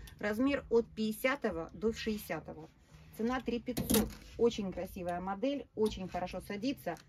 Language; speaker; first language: Russian; native; Russian